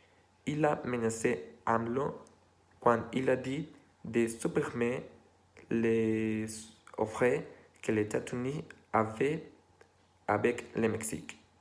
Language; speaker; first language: French; non-native, learner; Spanish